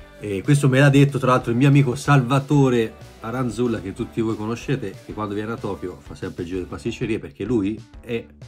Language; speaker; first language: Italian; native; Italian